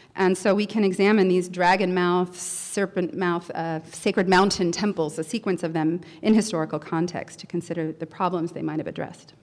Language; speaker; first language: English; native; English